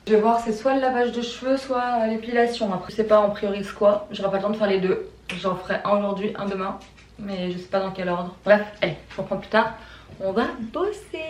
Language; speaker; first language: French; native; French